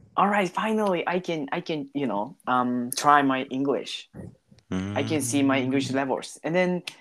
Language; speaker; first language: English; non-native, learner; Japanese